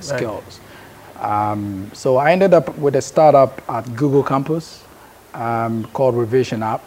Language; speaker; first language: English; non-native, local second language; Akan